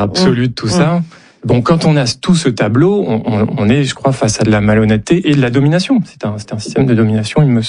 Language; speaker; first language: French; native; French